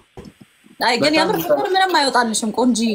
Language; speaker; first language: Amharic; native; Amharic